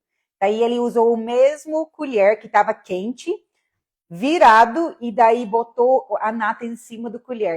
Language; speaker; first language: Portuguese; non-native, fluent; English